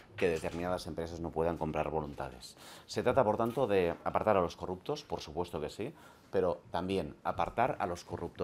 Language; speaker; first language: Spanish; non-native, local second language; Catalan